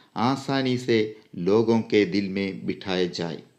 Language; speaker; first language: Hindi; non-native, local second language; Malayalam